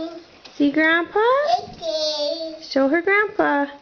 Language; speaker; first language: English; native; English